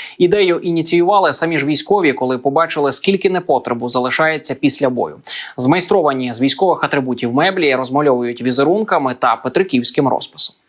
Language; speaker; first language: Ukrainian; native; Ukrainian